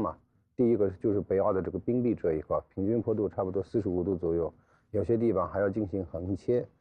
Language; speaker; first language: Chinese; native; Chinese